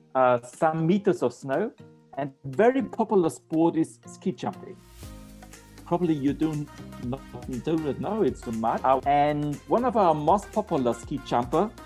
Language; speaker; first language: English; non-native, fluent; German